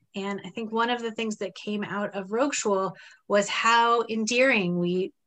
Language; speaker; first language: English; native; English